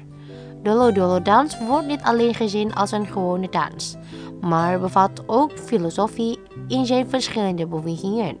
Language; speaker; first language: Dutch; non-native, fluent; Indonesian